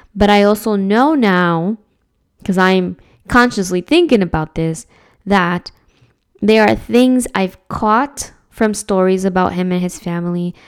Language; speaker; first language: English; early bilingual, other home language; Spanish